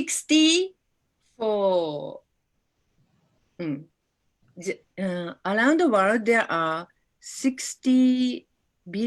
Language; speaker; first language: English; non-native, learner; Japanese